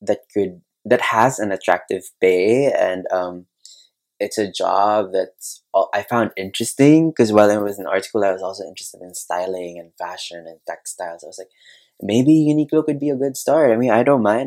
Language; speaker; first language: English; non-native, local second language; Cebuano